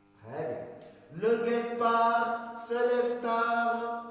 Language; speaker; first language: French; non-native, local second language; Arabic